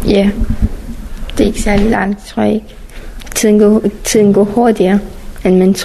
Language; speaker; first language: Danish; non-native, learner; Persian